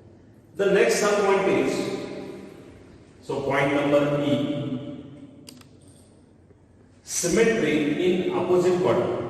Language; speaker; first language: English; non-native, local second language; Marathi